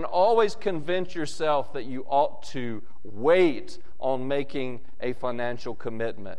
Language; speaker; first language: English; native; English